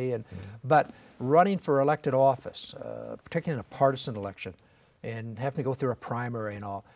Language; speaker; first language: English; native; English